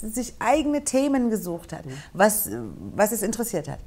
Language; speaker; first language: German; native; German